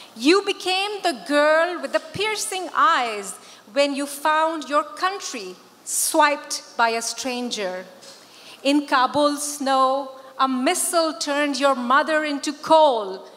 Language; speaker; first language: English; non-native, local second language; Urdu